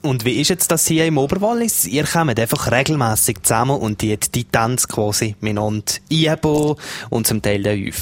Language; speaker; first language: German; native; German